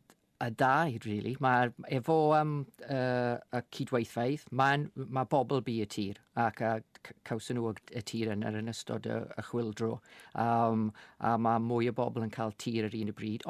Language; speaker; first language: Welsh; non-native, fluent; English